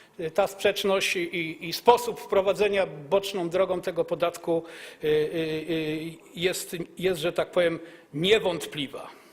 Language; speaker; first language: Polish; native; Polish